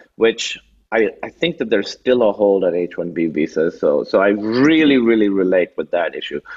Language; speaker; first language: English; non-native, local second language; Urdu